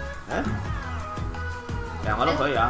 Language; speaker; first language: Chinese; native; Chinese